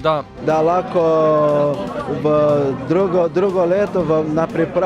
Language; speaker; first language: Slovenian; non-native, learner; Portuguese